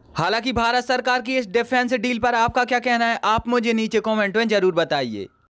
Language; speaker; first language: Hindi; native; Hindi